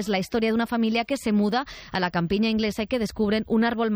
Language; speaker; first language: Spanish; native; Spanish